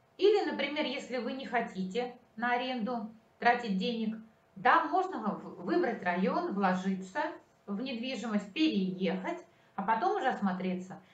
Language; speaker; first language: Russian; native; Russian